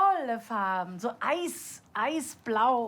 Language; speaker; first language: German; native; German